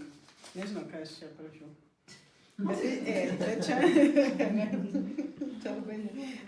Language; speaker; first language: Lithuanian; non-native, learner; Portuguese